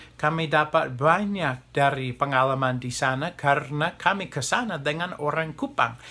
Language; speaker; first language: Indonesian; non-native, fluent; English